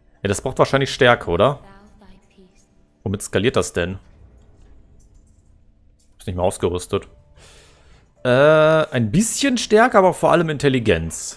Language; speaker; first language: German; native; German